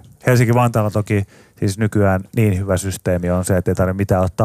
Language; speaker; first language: Finnish; native; Finnish